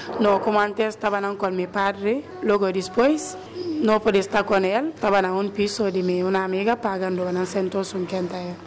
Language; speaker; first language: Spanish; non-native, learner; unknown